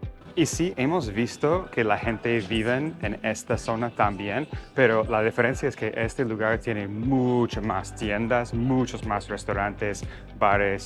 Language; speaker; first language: Spanish; non-native, fluent; English